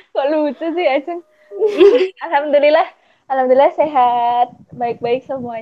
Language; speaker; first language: Indonesian; native; Indonesian